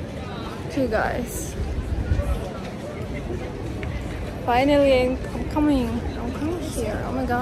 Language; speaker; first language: English; non-native, learner; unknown